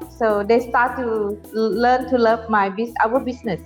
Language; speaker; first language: English; non-native, fluent; Thai